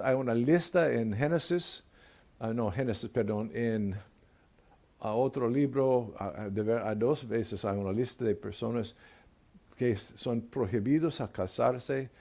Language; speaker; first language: Spanish; non-native, learner; English